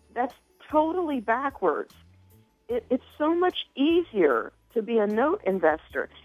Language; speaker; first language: English; native; English